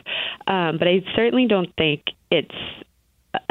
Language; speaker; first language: English; native; English